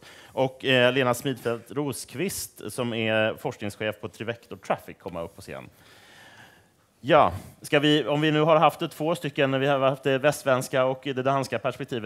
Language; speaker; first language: Swedish; native; Swedish